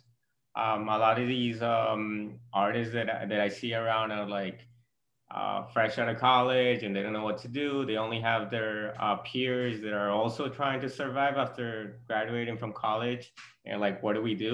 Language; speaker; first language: English; non-native, fluent; Spanish